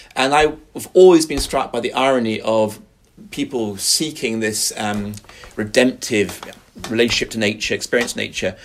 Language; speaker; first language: English; native; English